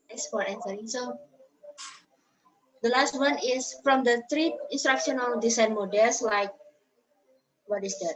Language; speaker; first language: English; non-native, learner; Indonesian